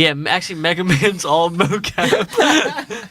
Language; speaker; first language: English; native; English